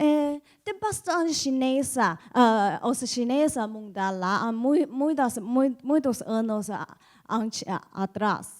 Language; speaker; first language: Portuguese; non-native, learner; Chinese